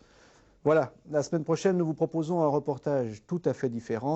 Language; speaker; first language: French; native; French